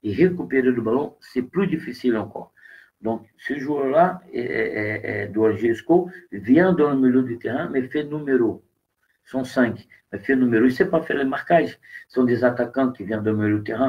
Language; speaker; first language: French; non-native, learner; Portuguese